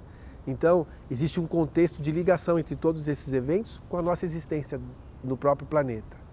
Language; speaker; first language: Portuguese; native; Portuguese